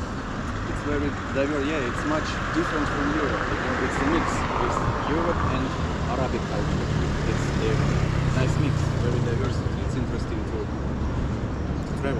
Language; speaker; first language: English; non-native, learner; Russian